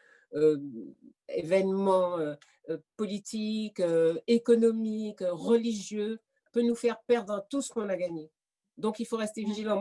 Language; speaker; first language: French; native; French